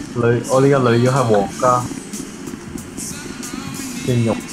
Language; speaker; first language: Chinese; native; Chinese